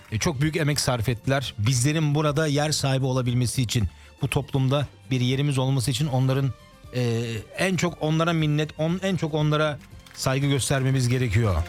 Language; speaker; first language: Turkish; early bilingual, heritage; Turkish